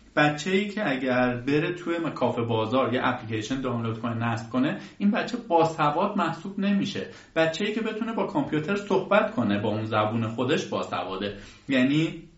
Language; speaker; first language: Persian; native; Persian